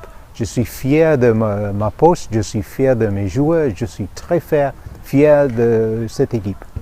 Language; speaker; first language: French; non-native, fluent; English